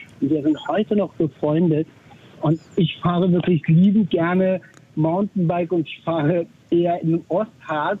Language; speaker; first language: German; early bilingual, other home language; Turkish